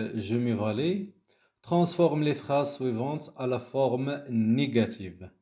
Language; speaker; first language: French; non-native, local second language; Arabic